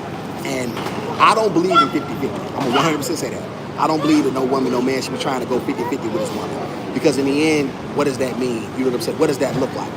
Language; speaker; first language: English; native; English